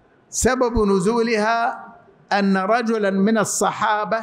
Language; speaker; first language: Arabic; native; Arabic